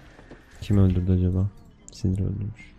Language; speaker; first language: Turkish; native; Turkish